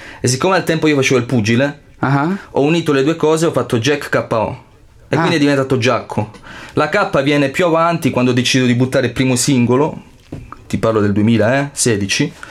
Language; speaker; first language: Italian; native; Italian